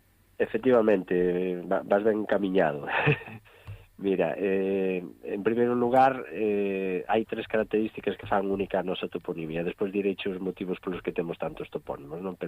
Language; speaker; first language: Galician; native; Galician